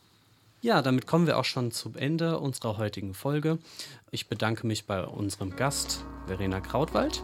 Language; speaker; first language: German; native; German